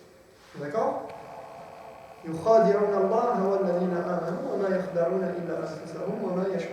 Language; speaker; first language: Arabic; non-native, fluent; French